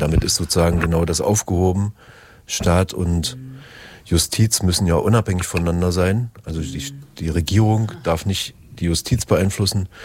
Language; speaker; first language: German; native; German